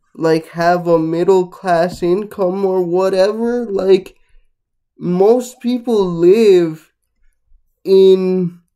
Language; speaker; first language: English; non-native, fluent; Spanish